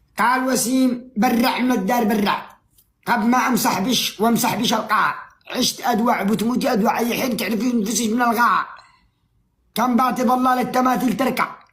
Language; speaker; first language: Arabic; native; Arabic